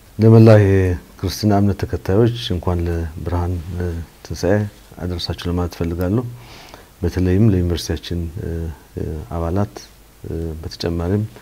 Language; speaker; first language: Amharic; non-native, local second language; Tigrinya